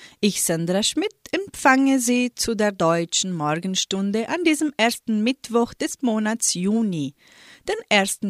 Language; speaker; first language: German; early bilingual, heritage; German